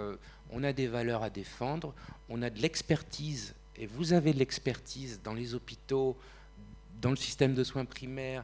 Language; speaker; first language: French; native; French